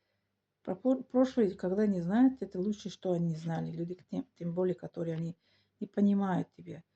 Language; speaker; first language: Russian; non-native, local second language; Tajik